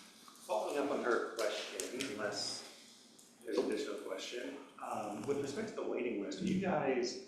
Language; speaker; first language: English; native; English